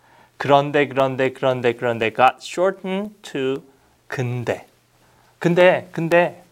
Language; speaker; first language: Korean; non-native, fluent; English